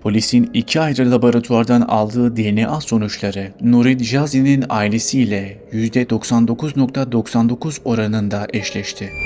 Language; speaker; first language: Turkish; native; Turkish